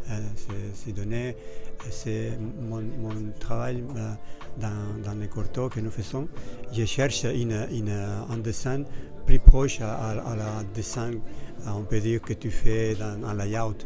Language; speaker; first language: French; non-native, fluent; Spanish